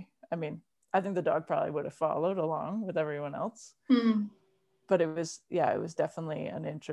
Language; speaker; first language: English; native; English